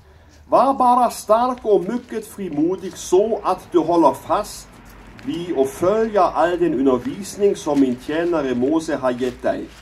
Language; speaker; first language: Swedish; non-native, learner; German